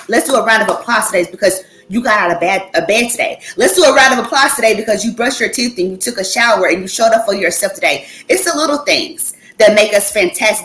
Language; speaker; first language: English; native; English